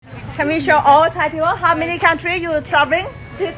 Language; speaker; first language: English; non-native, learner; Thai